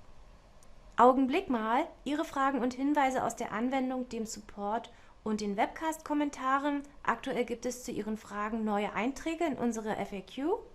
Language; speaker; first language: German; native; German